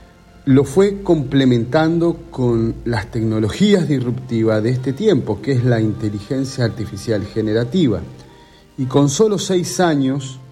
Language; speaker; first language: Spanish; native; Spanish